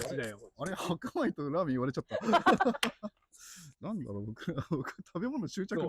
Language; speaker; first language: Japanese; native; Japanese